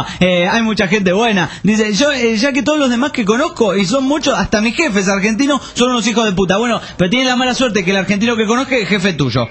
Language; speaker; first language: Spanish; native; Spanish